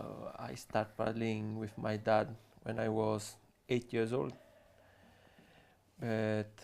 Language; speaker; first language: English; non-native, learner; French